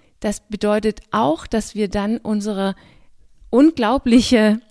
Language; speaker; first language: German; non-native, fluent; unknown